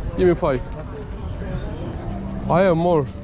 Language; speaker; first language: English; non-native, learner; Turkish